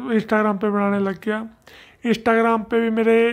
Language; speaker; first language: Hindi; native; Hindi